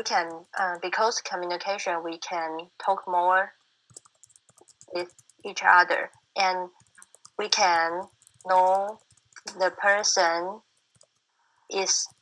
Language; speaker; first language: English; non-native, learner; Chinese